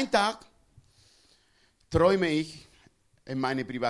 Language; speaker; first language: German; non-native, learner; Spanish